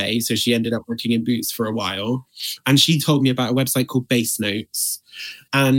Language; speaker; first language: English; native; English